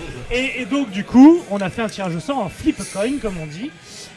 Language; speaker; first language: French; native; French